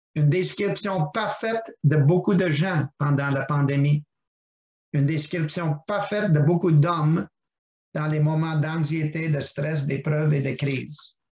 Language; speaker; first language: French; non-native, local second language; English